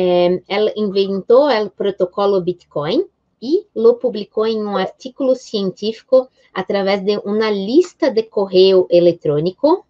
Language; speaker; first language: Spanish; non-native, fluent; Portuguese